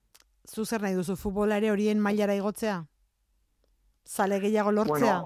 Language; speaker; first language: Basque; native; Basque